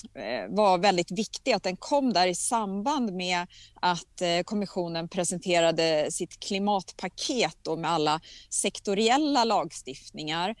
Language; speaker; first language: Swedish; native; Swedish